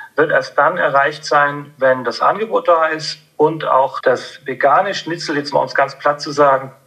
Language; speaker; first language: German; native; German